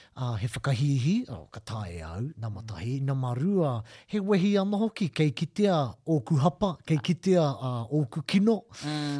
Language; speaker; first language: Māori; non-native, local second language; English